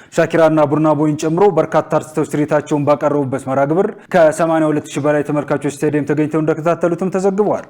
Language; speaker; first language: Amharic; native; Amharic